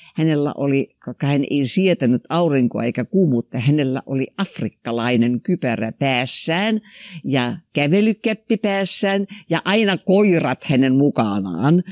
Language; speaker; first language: Finnish; non-native, local second language; Swedish